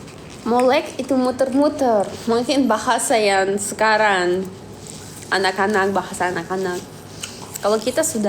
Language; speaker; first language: Indonesian; non-native, fluent; Russian